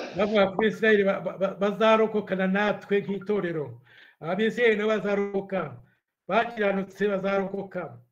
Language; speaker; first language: Kinyarwanda; native; Kinyarwanda